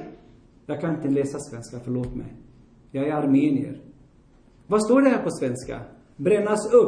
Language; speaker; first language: Swedish; non-native, fluent; Armenian